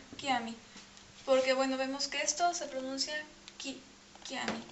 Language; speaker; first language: Spanish; non-native, fluent; French